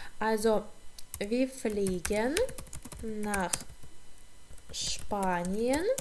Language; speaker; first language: German; non-native, fluent; Ukrainian